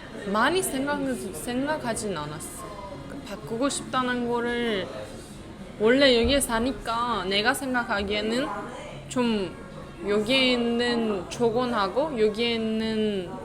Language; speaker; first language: Korean; non-native, fluent; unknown